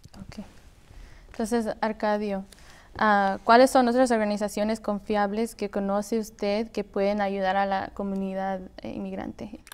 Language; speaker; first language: Spanish; early bilingual, heritage; Spanish